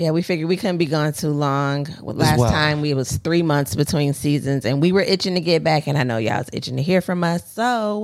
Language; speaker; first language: English; native; English